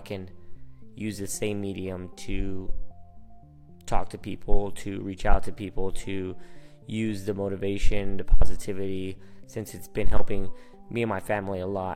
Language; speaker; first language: English; early bilingual, other home language; Spanish